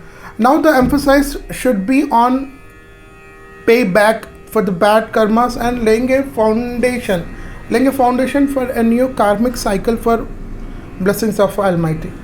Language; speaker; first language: English; non-native, local second language; Hindi